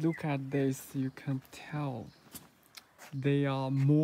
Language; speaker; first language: English; non-native, fluent; Chinese